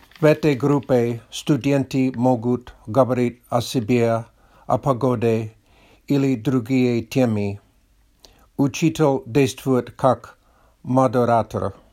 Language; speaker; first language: Russian; non-native, learner; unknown